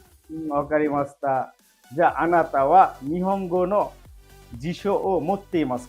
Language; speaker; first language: Japanese; non-native, fluent; Bangla